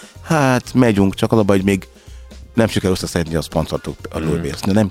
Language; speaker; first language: Hungarian; non-native, learner; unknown